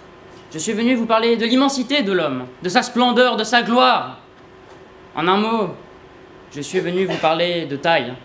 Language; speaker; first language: French; native; French